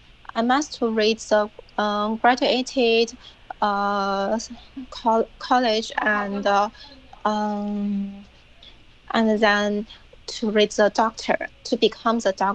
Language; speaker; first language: English; non-native, learner; Chinese